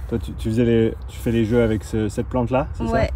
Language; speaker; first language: French; native; French